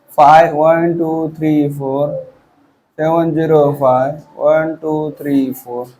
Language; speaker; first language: Hindi; non-native, local second language; Marathi